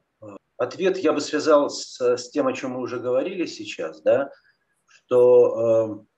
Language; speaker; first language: Russian; native; Russian